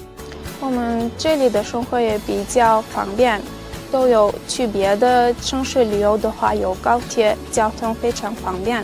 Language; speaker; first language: Chinese; non-native, fluent; Turkmen